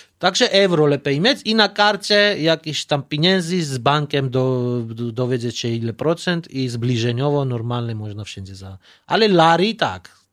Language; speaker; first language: Polish; non-native, learner; Georgian